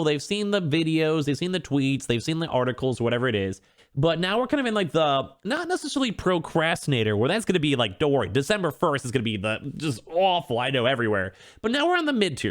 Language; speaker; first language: English; native; English